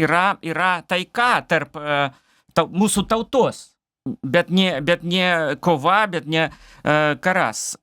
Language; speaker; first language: Lithuanian; non-native, learner; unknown